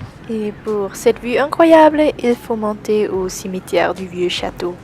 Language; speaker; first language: French; non-native, local second language; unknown